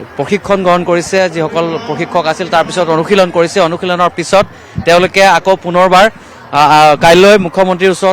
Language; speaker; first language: Assamese; native; Assamese